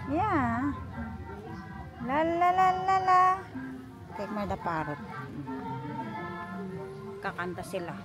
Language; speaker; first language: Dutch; non-native, learner; Filipino